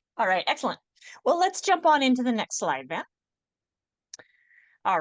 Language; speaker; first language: English; native; English